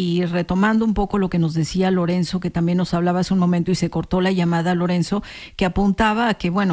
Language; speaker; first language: Spanish; native; Spanish